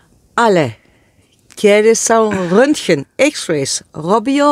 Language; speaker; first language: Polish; early bilingual, heritage; Polish